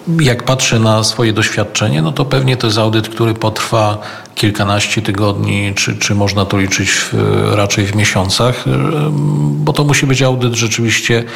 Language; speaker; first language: Polish; native; Polish